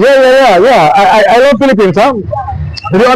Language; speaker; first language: English; non-native, fluent; French